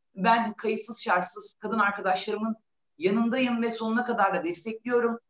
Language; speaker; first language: Turkish; native; Turkish